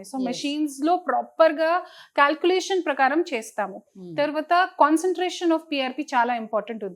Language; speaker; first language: Telugu; non-native, fluent; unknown